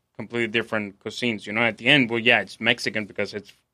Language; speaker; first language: English; non-native, fluent; Spanish